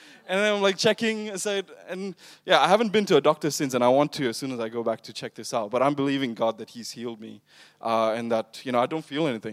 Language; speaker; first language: English; non-native, local second language; Tamil